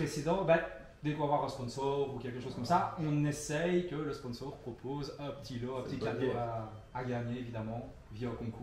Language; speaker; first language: French; native; French